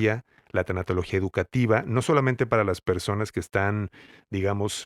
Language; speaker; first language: Spanish; native; Spanish